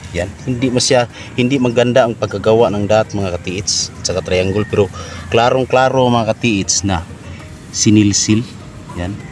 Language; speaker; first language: Filipino; non-native, local second language; Cebuano